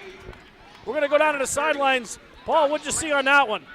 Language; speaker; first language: English; native; English